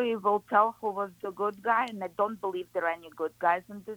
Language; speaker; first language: English; non-native, fluent; Ukrainian